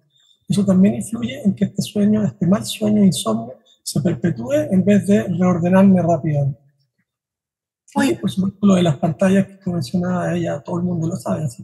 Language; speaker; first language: Spanish; native; Spanish